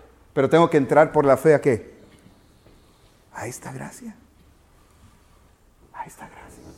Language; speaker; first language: Spanish; native; Spanish